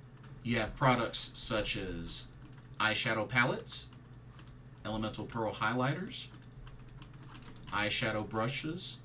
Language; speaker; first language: English; native; English